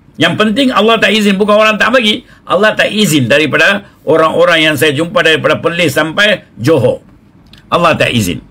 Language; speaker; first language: Malay; non-native, local second language; Tamil